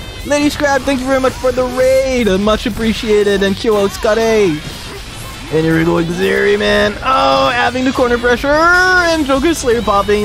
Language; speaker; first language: English; non-native, fluent; French